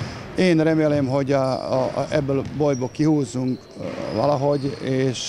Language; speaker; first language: Hungarian; non-native, learner; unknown